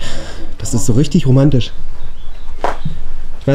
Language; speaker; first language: German; native; German